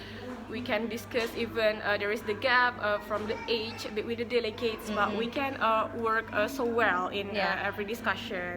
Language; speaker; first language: English; non-native, fluent; Indonesian